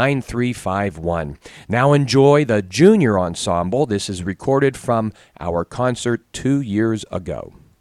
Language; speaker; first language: English; native; English